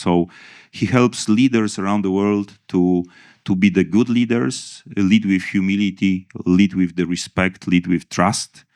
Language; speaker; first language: English; non-native, fluent; Polish